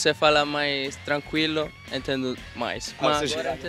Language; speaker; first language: Portuguese; non-native, learner; Italian